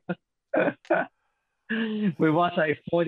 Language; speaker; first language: English; non-native, local second language; Cantonese